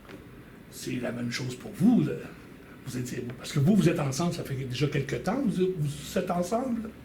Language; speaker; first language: French; native; French